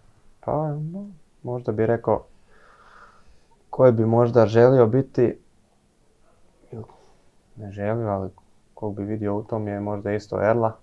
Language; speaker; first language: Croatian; early bilingual, heritage; Croatian